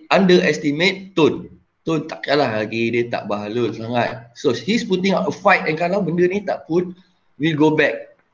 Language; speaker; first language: English; non-native, local second language; Malay